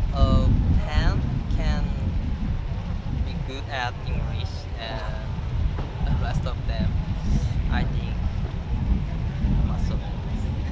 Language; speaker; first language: English; non-native, learner; Korean